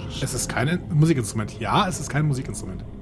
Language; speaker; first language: German; native; German